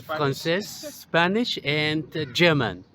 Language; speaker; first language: English; non-native, learner; Chinese